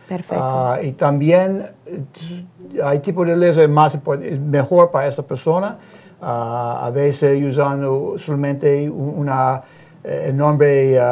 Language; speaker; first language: Spanish; non-native, learner; English